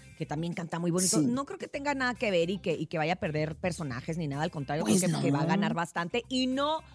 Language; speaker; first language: Spanish; native; Spanish